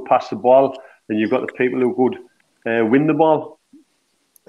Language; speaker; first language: English; native; English